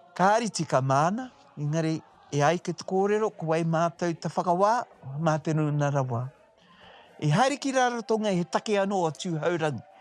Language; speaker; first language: Māori; native; Māori